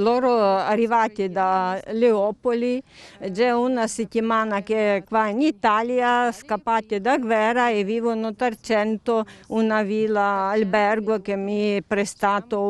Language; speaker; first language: Italian; non-native, learner; Ukrainian